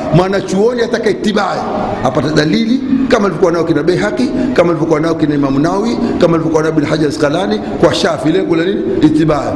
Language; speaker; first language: Swahili; native; Swahili